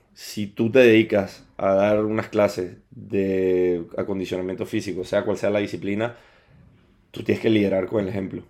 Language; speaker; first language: Spanish; native; Spanish